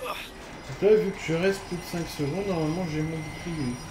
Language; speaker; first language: French; native; French